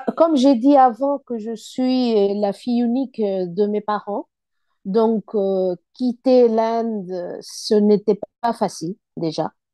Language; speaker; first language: French; non-native, fluent; Bangla